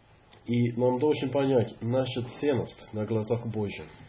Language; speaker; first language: Russian; non-native, fluent; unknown